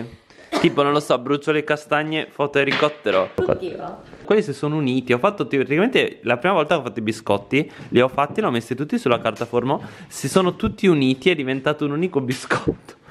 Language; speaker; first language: Italian; native; Italian